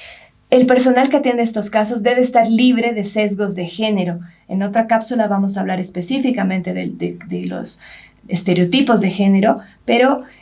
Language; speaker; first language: Spanish; native; Spanish